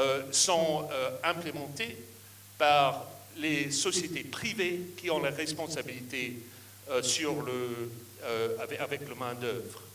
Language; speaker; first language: French; non-native, fluent; English